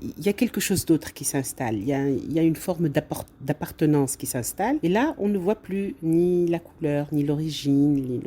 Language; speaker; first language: French; non-native, local second language; Arabic